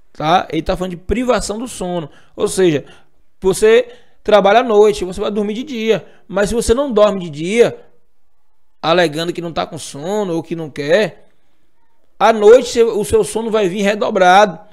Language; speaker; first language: Portuguese; native; Portuguese